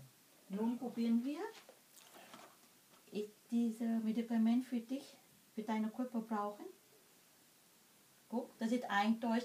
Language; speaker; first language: German; non-native, learner; Vietnamese